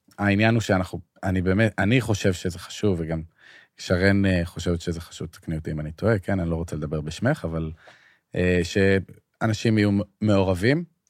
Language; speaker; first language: Hebrew; native; Hebrew